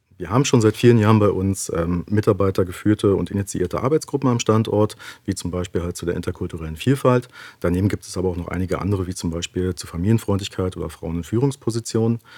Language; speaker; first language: German; native; German